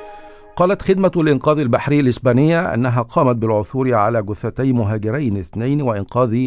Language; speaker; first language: Arabic; native; Arabic